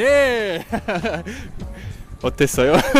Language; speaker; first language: Korean; non-native, fluent; English